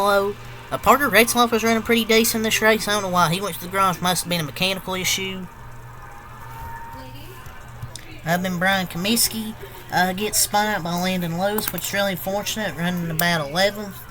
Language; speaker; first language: English; native; English